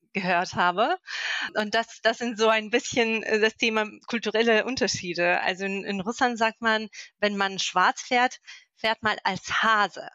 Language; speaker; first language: German; non-native, fluent; Russian